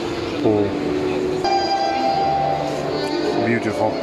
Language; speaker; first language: English; non-native, learner; Russian